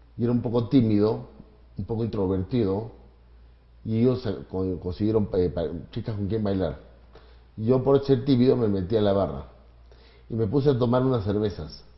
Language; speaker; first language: Spanish; native; Spanish